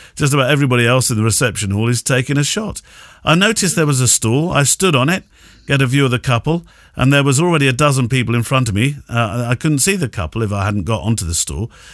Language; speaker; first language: English; native; English